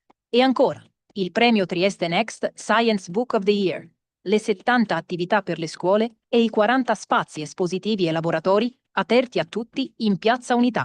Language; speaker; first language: Italian; native; Italian